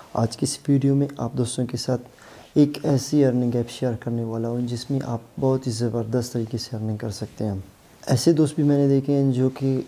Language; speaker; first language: Urdu; non-native, local second language; Baluchi